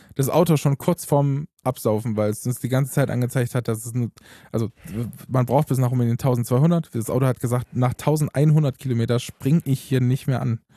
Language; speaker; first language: German; early bilingual, other home language; Romanian